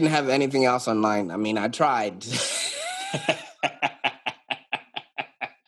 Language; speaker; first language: English; non-native, local second language; Shona